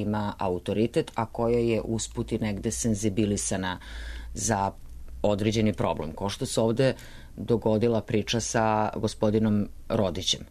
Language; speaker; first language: Serbian; native; Serbian